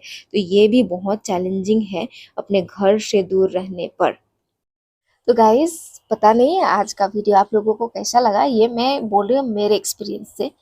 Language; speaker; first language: Hindi; non-native, local second language; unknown